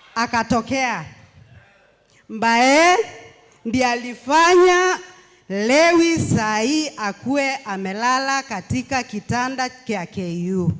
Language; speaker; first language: Swahili; non-native, local second language; Meru